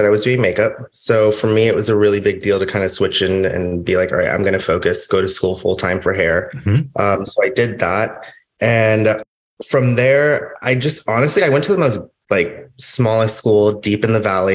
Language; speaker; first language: English; native; English